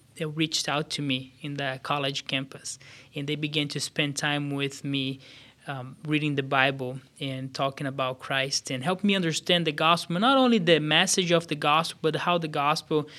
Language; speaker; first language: English; non-native, fluent; Portuguese